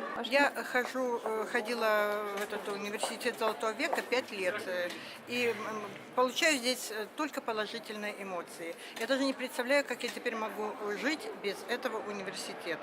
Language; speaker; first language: Russian; native; Russian